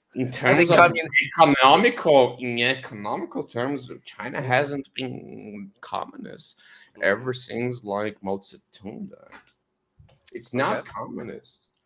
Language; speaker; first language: English; non-native, fluent; Portuguese